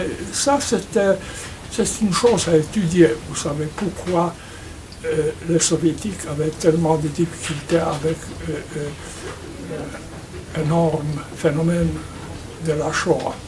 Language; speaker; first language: French; non-native, fluent; Polish